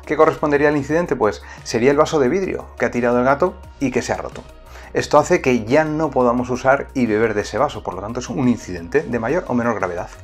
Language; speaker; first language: Spanish; native; Spanish